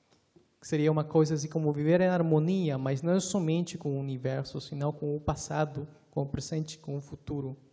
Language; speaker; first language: Portuguese; non-native, fluent; Spanish